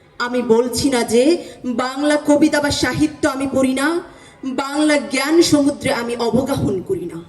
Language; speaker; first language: Bangla; non-native, local second language; Chakma